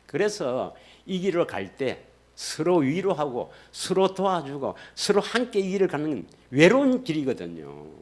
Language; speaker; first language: Korean; native; Korean